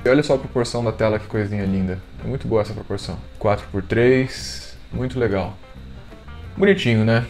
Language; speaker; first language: Portuguese; native; Portuguese